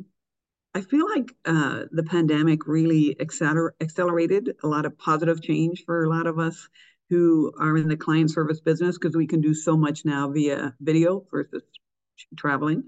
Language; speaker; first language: English; native; English